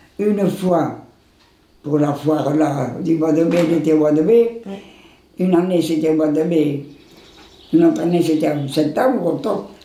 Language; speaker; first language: French; non-native, local second language; Occitan